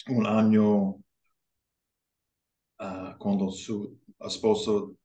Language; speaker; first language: Spanish; non-native, learner; English